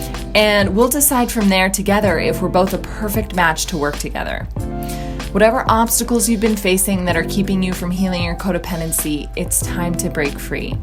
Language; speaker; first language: English; native; English